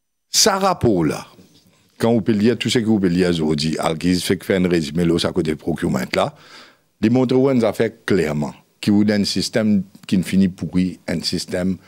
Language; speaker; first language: French; non-native, local second language; Morisyen